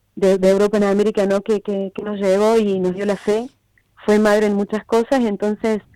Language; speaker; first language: Spanish; native; Spanish